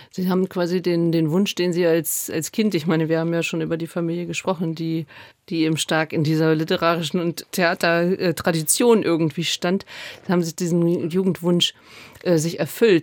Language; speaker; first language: German; native; German